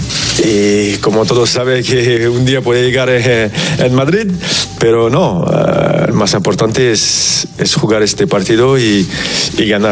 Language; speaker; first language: Spanish; non-native, fluent; French